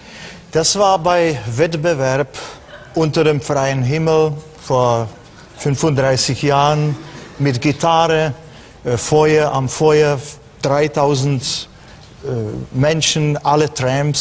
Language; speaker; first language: German; non-native, fluent; Czech